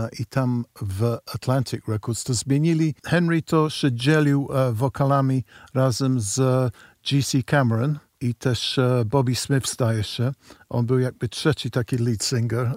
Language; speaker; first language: Polish; non-native, fluent; English